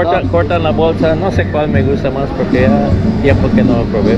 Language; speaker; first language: Spanish; non-native, learner; English